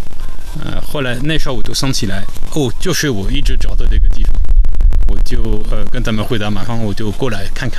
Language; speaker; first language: Chinese; non-native, fluent; French